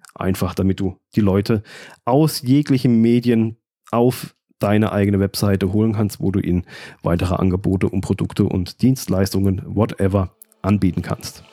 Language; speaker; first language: German; native; German